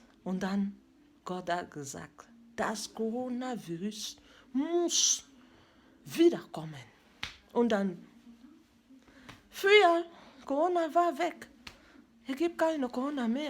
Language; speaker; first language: German; non-native, learner; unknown